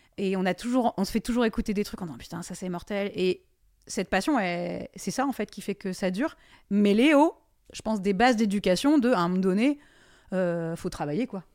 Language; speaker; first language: French; native; French